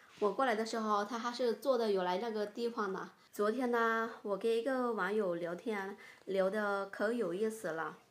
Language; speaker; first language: Chinese; non-native, fluent; Lao